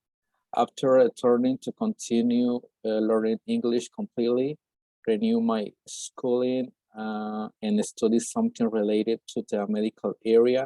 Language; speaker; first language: English; non-native, learner; Spanish